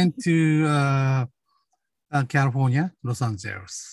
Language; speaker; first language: English; non-native, learner; Japanese